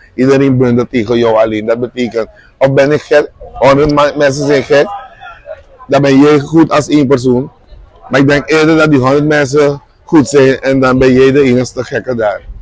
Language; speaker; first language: Dutch; native; Dutch